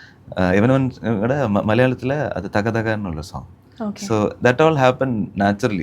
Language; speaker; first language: Tamil; early bilingual, heritage; Tamil